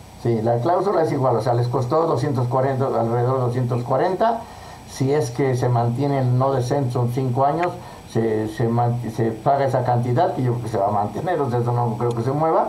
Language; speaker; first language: Spanish; native; Spanish